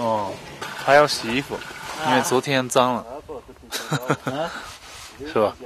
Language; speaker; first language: Chinese; non-native, fluent; Japanese